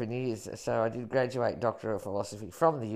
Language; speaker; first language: English; native; English